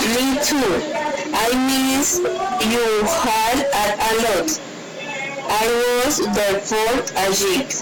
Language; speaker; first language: English; non-native, learner; Spanish